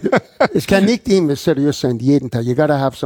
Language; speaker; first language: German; non-native, fluent; English